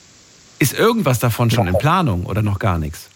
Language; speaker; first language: German; native; German